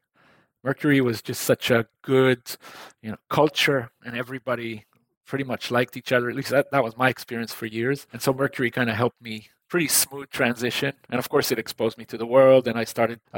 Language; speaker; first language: English; non-native, fluent; Hebrew